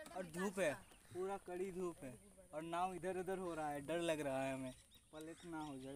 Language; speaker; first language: Hindi; non-native, local second language; Bangla